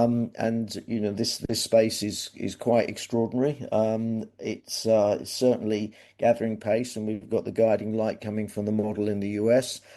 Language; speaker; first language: English; native; English